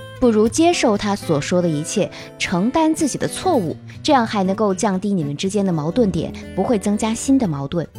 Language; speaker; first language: Chinese; native; Chinese